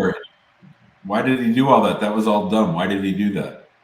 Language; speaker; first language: English; native; English